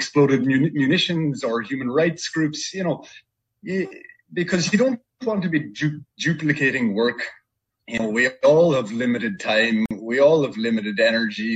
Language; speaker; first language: English; native; English